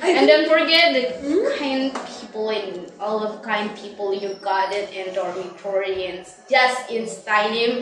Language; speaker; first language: English; non-native, learner; Indonesian